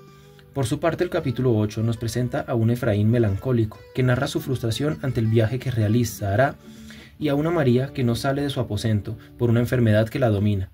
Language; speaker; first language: Spanish; native; Spanish